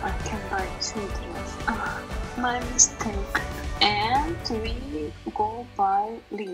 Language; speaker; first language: English; non-native, learner; Russian